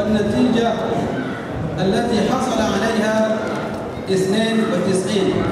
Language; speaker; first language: Arabic; non-native, fluent; Indonesian